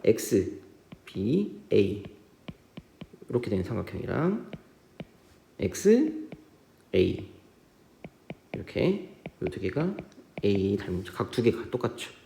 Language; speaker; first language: Korean; native; Korean